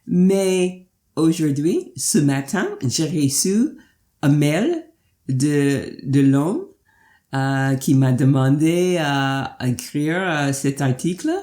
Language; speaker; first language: French; non-native, fluent; English